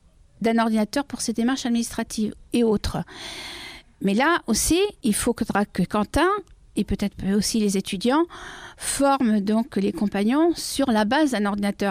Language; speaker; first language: French; native; French